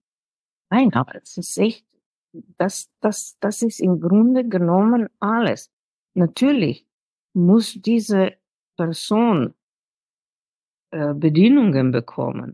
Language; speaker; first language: German; non-native, fluent; Slovenian